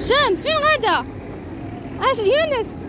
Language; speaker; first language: Arabic; native; Arabic